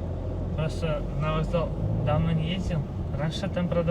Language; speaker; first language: Russian; non-native, local second language; Uzbek